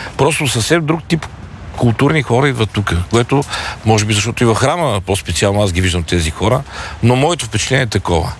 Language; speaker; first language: Bulgarian; native; Bulgarian